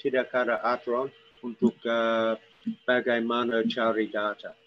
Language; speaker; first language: Indonesian; non-native, learner; English